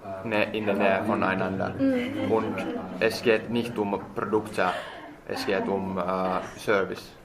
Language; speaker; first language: German; non-native, learner; Finnish